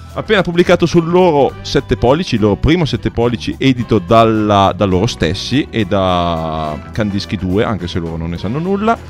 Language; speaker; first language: Italian; native; Italian